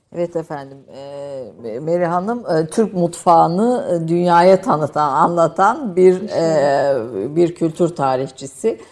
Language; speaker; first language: Turkish; native; Turkish